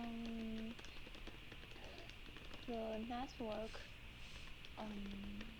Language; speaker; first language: English; non-native, learner; Chinese